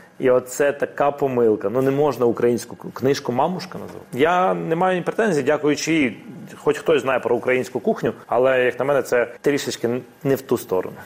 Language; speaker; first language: Ukrainian; non-native, local second language; Russian